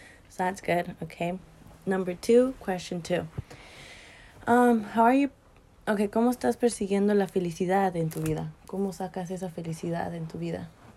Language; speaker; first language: Spanish; early bilingual, heritage; Spanish